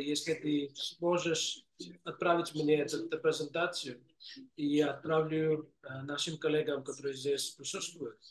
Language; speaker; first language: Russian; non-native, fluent; English